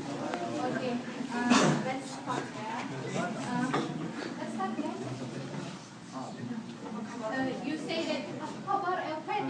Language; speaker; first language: English; non-native, learner; Indonesian